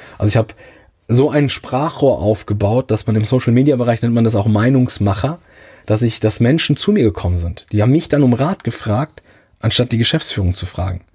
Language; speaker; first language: German; early bilingual, other home language; Italian